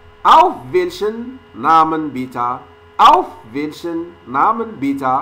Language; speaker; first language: German; non-native, learner; French